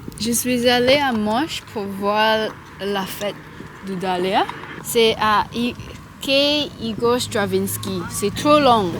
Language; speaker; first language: French; non-native, learner; English